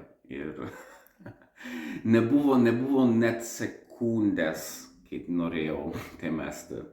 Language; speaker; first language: Lithuanian; non-native, learner; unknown